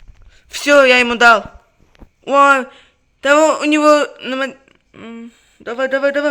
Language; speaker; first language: Russian; non-native, local second language; Uzbek